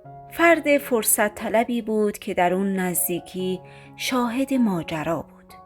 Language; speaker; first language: Persian; native; Persian